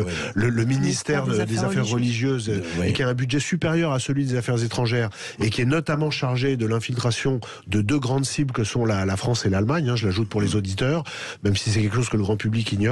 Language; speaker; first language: French; native; French